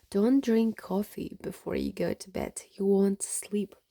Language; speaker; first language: English; non-native, fluent; Kazakh